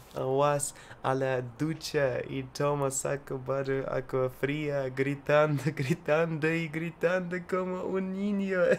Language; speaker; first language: Spanish; non-native, learner; Russian